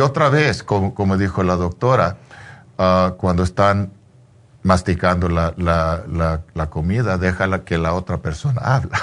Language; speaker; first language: Spanish; early bilingual, heritage; English